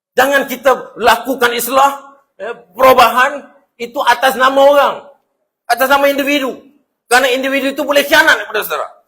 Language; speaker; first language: Malay; native; Malay